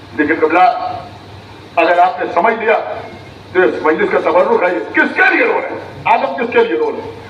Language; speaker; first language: Urdu; native; Urdu